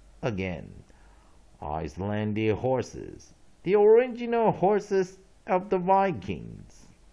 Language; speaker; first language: English; non-native, fluent; Chinese